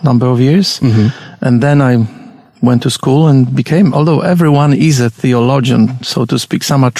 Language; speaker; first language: English; non-native, fluent; Polish